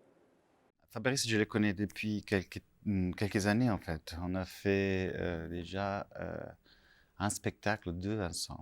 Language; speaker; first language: French; non-native, fluent; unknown